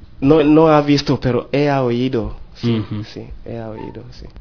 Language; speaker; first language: Spanish; non-native, learner; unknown